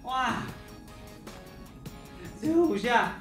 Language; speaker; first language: Chinese; native; Chinese